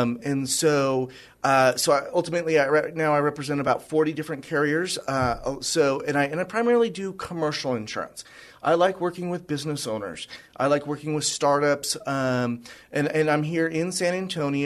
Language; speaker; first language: English; native; English